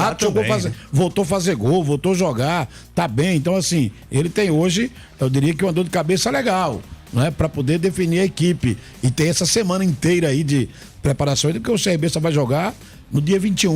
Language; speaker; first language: Portuguese; native; Portuguese